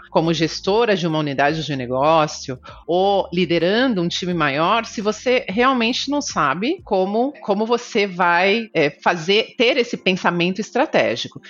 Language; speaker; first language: Portuguese; native; Portuguese